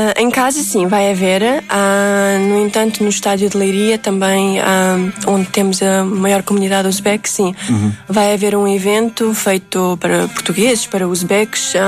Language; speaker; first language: Portuguese; early bilingual, other home language; Uzbek